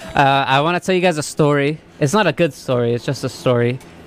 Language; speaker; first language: English; early bilingual, other home language; Spanish